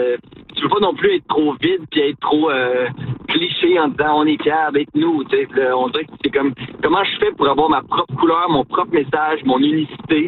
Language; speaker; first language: French; native; French